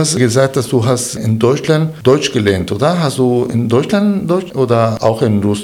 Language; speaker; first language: German; non-native, fluent; Spanish